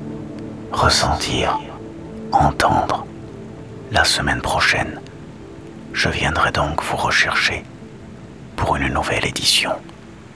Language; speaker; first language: French; native; French